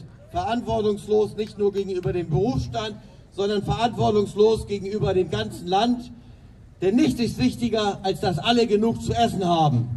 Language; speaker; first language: German; native; German